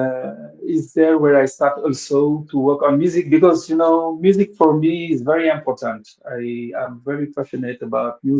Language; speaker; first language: English; non-native, local second language; Wolof